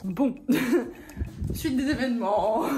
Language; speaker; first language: French; native; French